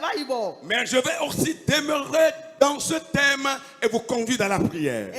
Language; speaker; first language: French; non-native, local second language; Ewe